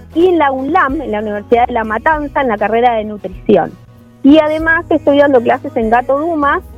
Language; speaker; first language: Spanish; native; Spanish